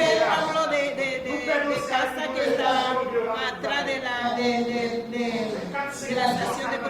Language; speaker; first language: Spanish; non-native, fluent; Haitian Creole